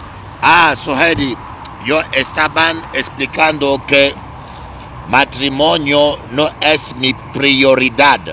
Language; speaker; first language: Spanish; non-native, learner; Lingala